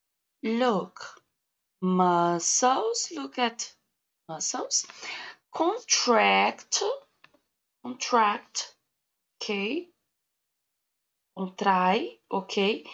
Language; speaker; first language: English; non-native, learner; Portuguese